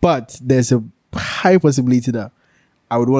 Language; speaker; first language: English; non-native, local second language; Akan